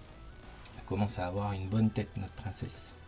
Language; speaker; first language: French; native; French